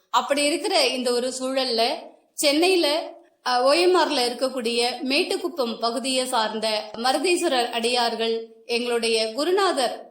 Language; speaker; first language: Tamil; native; Tamil